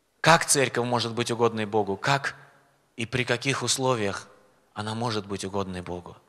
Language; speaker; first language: Russian; native; Russian